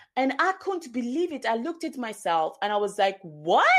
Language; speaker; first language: English; non-native, local second language; Swahili